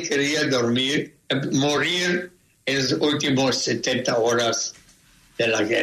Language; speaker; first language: Spanish; non-native, fluent; German